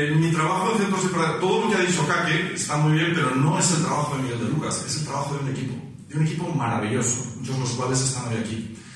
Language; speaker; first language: Spanish; native; Spanish